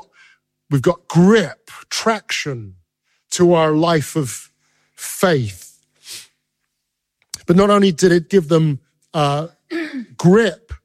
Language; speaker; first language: English; native; English